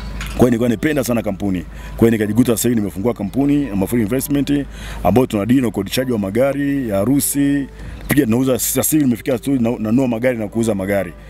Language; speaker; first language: Swahili; non-native, local second language; Sukuma